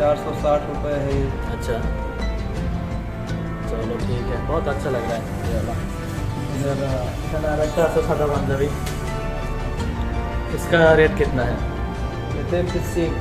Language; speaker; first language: Hindi; non-native, learner; Bangla